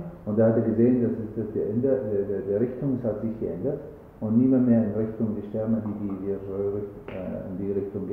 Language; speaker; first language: German; non-native, learner; Arabic